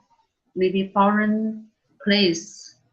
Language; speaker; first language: English; non-native, learner; Chinese